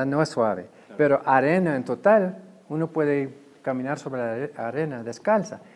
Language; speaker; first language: Spanish; non-native, fluent; English